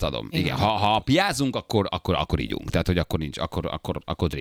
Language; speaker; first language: Hungarian; native; Hungarian